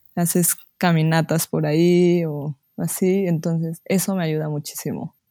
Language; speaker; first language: Spanish; native; Spanish